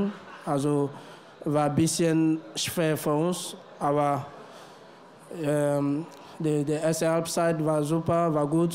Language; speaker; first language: German; non-native, learner; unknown